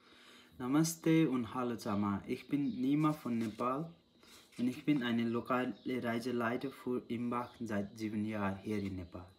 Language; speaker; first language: German; non-native, learner; Nepali